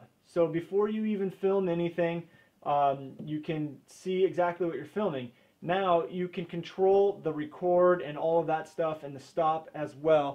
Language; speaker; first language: English; native; English